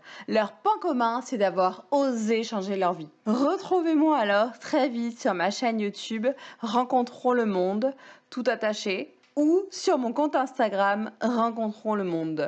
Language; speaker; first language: French; native; French